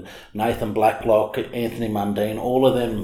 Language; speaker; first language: English; native; English